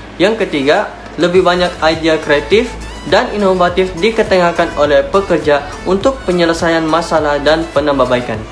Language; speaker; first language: Malay; non-native, local second language; Chinese